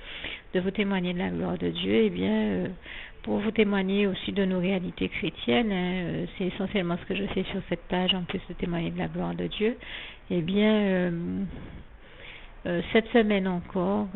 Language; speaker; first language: French; native; French